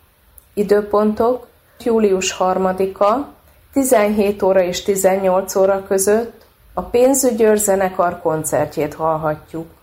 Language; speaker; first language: Hungarian; native; Hungarian